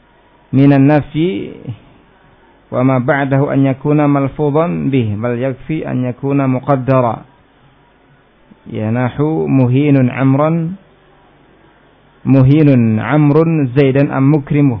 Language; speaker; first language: Arabic; non-native, fluent; Indonesian